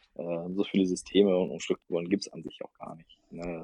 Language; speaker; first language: German; early bilingual, other home language; Russian